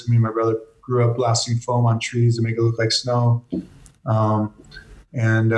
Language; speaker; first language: English; native; English